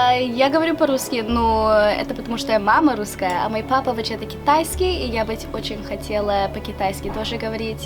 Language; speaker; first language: Russian; early bilingual, heritage; Russian